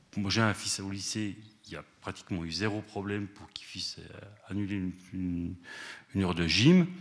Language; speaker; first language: French; early bilingual, other home language; Spanish